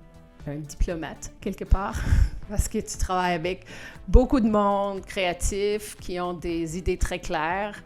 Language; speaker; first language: French; non-native, fluent; Danish